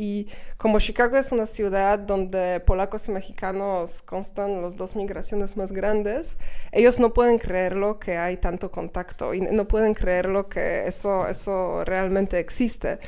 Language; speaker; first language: Spanish; non-native, fluent; Polish